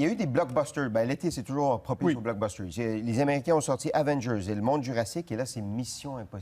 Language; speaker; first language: French; native; French